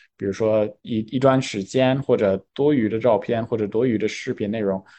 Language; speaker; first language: Chinese; non-native, fluent; English